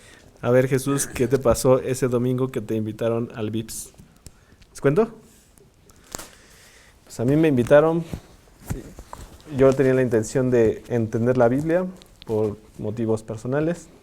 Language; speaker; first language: Spanish; native; Spanish